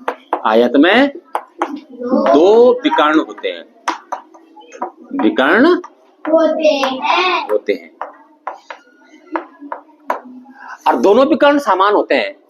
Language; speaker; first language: Hindi; native; Hindi